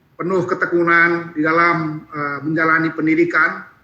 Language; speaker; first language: Indonesian; native; Indonesian